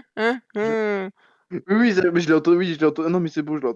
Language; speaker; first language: French; native; French